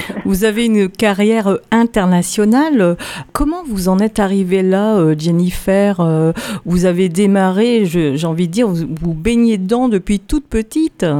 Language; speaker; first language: French; native; French